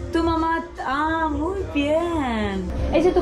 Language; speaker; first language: Spanish; non-native, learner; Turkish